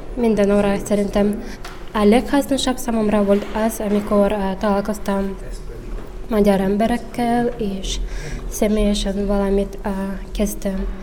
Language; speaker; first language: Hungarian; non-native, learner; Udmurt